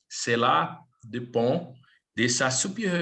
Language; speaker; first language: French; non-native, learner; Portuguese